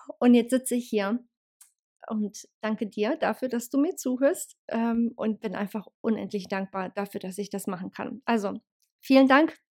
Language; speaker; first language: German; early bilingual, other home language; Bosnian